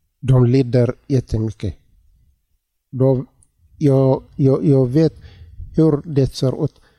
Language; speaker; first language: Swedish; non-native, learner; Tigrinya